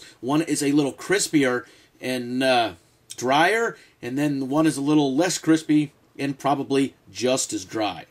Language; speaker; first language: English; native; English